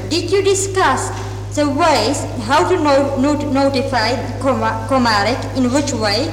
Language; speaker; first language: English; non-native, fluent; Czech